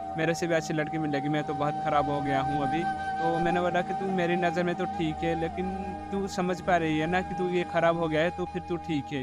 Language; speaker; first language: Hindi; non-native, local second language; Odia